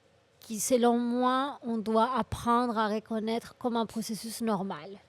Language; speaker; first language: French; non-native, fluent; Spanish